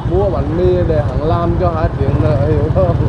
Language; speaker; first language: Vietnamese; native; Vietnamese